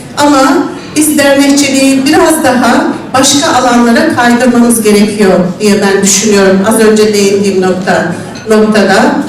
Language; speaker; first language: Turkish; non-native, local second language; Adyghe